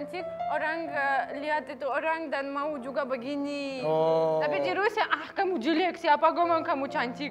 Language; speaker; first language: Indonesian; non-native, learner; Russian